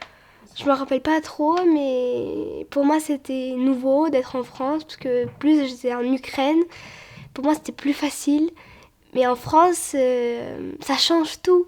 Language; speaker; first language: French; early bilingual, other home language; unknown